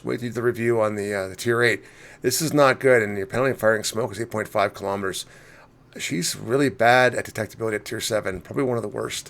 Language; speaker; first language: English; native; English